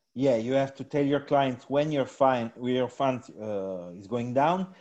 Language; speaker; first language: English; non-native, fluent; Italian